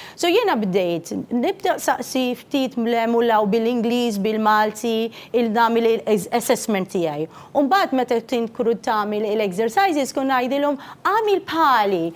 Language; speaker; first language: Maltese; non-native, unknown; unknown